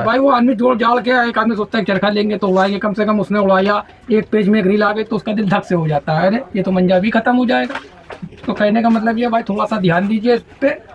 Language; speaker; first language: Hindi; native; Hindi